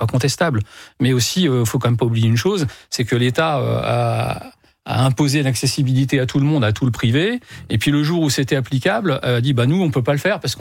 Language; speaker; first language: French; native; French